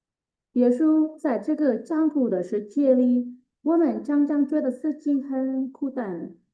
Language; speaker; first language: Chinese; non-native, fluent; Indonesian